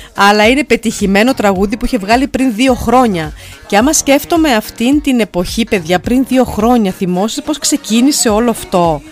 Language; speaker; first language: Greek; native; Greek